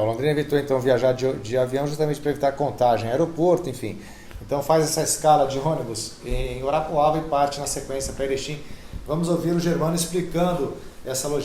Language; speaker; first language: Portuguese; native; Portuguese